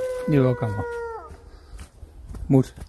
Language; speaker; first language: Dutch; non-native, learner; Indonesian